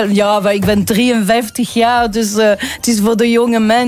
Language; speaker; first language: Dutch; non-native, local second language; French